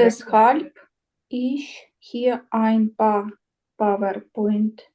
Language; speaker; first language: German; non-native, learner; Ukrainian